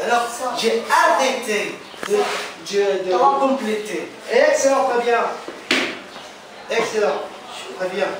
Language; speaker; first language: French; non-native, fluent; Arabic